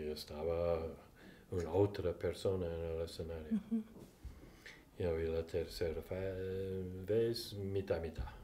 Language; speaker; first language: Spanish; non-native, fluent; English